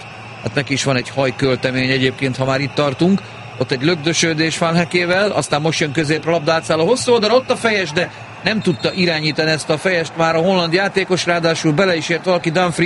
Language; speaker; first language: Hungarian; native; Hungarian